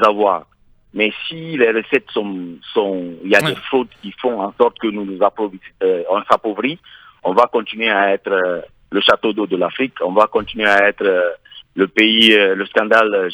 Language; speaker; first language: French; non-native, local second language; Fula